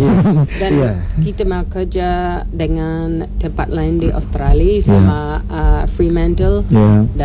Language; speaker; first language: Indonesian; non-native, learner; English